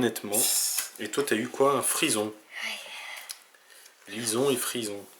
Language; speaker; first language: French; native; French